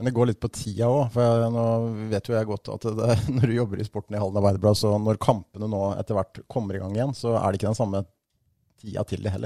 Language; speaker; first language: Norwegian; native; Norwegian